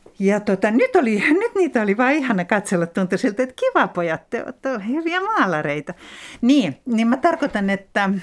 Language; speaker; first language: Finnish; native; Finnish